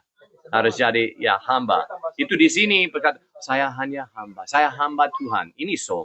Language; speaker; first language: Indonesian; non-native, fluent; English